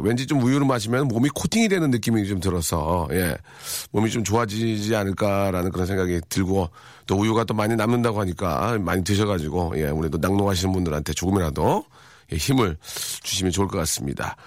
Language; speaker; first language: Korean; native; Korean